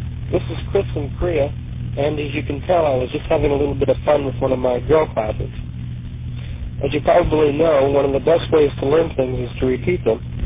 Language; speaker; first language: English; native; English